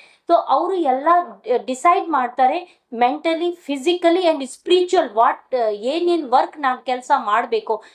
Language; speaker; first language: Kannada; non-native, local second language; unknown